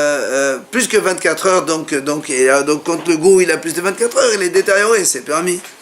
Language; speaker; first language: French; native; French